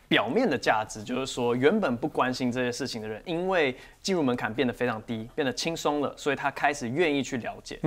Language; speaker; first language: Chinese; native; Chinese